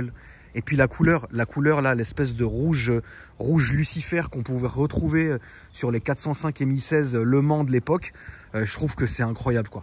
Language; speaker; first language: French; native; French